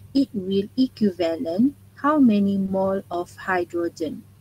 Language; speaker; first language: English; non-native, local second language; Malay